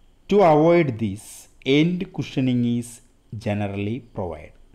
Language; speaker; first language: English; non-native, local second language; Malayalam